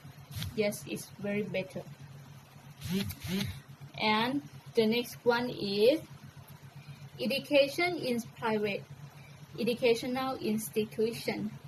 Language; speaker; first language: English; non-native, learner; Thai